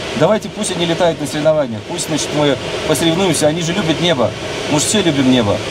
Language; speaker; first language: Russian; native; Russian